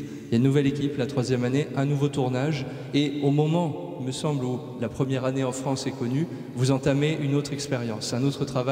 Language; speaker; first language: French; native; French